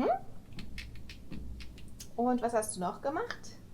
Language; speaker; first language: German; non-native, fluent; English